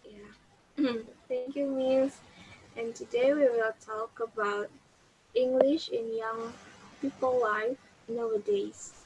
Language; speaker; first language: English; non-native, learner; Indonesian